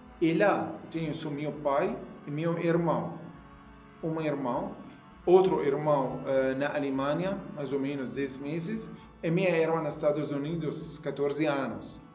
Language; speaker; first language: Portuguese; non-native, learner; Arabic